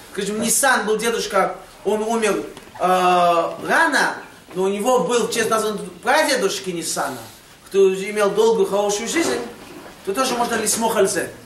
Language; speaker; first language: Russian; early bilingual, heritage; Russian